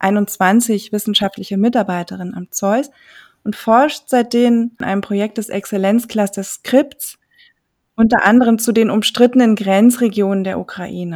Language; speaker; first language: German; native; German